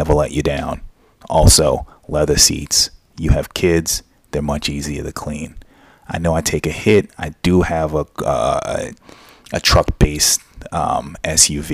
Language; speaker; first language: English; native; English